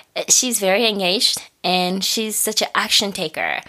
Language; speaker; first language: English; non-native, fluent; Japanese